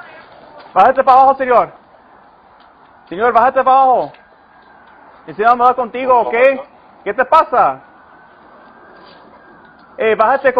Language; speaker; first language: Spanish; early bilingual, heritage; Spanish